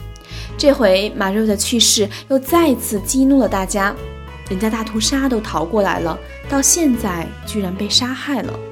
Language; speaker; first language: Chinese; native; Chinese